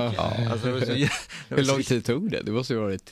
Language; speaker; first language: Swedish; native; Swedish